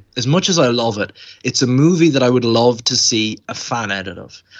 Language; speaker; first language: English; native; English